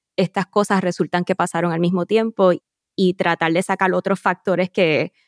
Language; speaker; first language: Spanish; native; Spanish